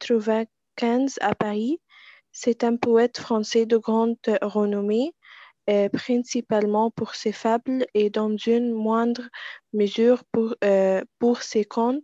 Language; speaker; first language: French; non-native, learner; Arabic